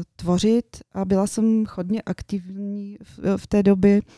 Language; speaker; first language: Czech; non-native, fluent; Bulgarian